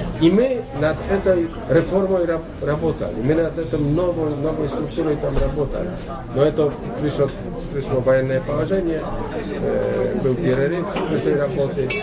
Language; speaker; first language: Russian; non-native, learner; Polish